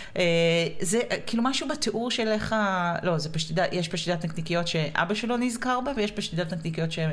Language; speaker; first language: Hebrew; native; Hebrew